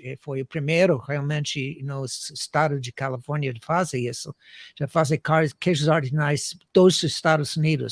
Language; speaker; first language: Portuguese; non-native, fluent; English